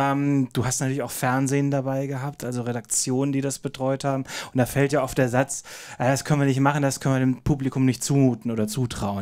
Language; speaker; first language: German; native; German